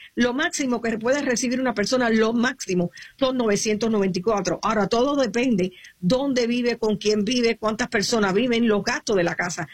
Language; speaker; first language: Spanish; early bilingual, heritage; Spanish